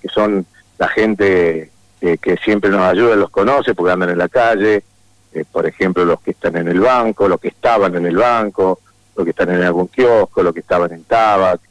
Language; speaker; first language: Spanish; native; Spanish